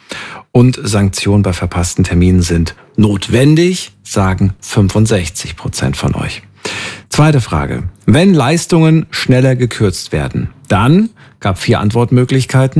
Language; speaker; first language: German; native; German